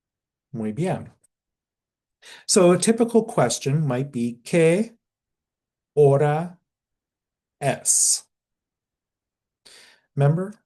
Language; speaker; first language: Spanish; non-native, fluent; English